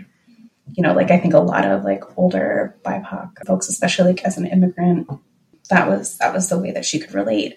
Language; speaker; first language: English; native; English